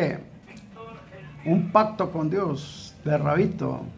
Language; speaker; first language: Spanish; native; Spanish